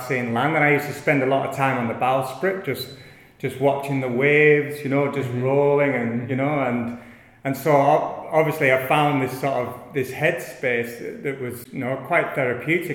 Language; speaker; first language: English; native; English